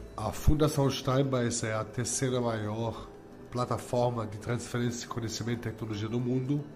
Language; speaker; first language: Portuguese; non-native, fluent; German